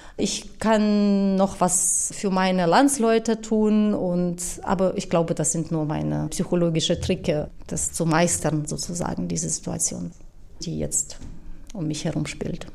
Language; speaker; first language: German; non-native, fluent; Ukrainian